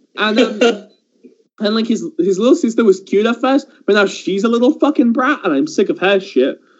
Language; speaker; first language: English; early bilingual, other home language; Persian